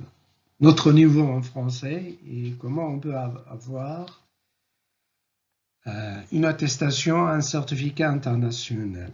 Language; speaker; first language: French; non-native, fluent; Arabic